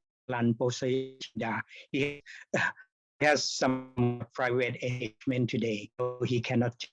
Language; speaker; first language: English; non-native, fluent; Thai